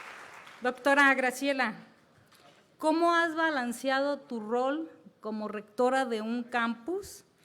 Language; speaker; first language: Spanish; native; Spanish